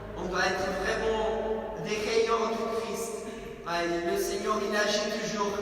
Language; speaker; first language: French; non-native, fluent; Portuguese